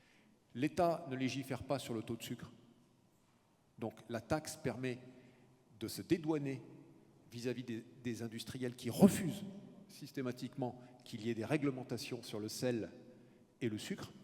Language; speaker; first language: French; native; French